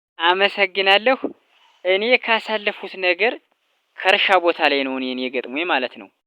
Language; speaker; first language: Amharic; native; Amharic